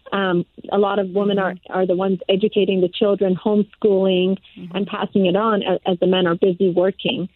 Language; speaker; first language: English; early bilingual, other home language; Persian